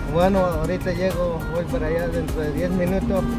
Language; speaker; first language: Spanish; non-native, local second language; Tzotzil